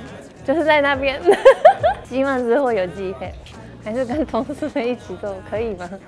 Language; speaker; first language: Chinese; non-native, fluent; Japanese